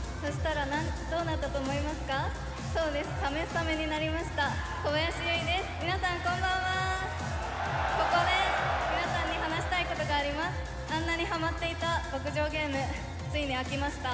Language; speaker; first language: Japanese; native; Japanese